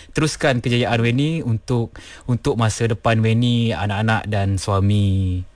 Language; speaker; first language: Malay; non-native, local second language; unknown